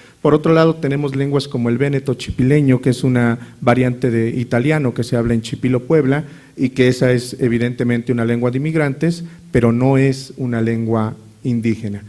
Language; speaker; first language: Spanish; native; Spanish